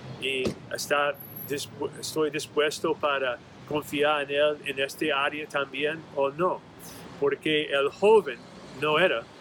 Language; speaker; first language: Spanish; non-native, fluent; English